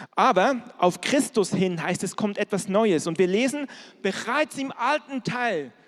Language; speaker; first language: German; native; German